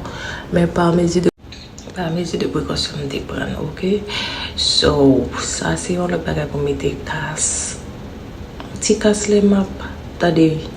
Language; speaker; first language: French; non-native, learner; Haitian Creole